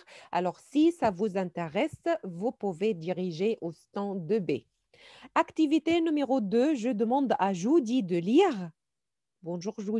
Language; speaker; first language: French; non-native, fluent; Arabic